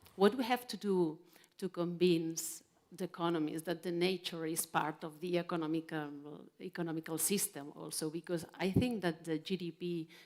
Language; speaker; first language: English; non-native, fluent; Catalan